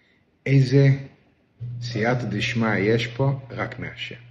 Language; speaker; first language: Hebrew; non-native, local second language; Yiddish